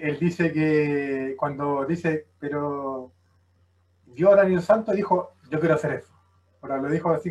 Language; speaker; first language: Spanish; native; Spanish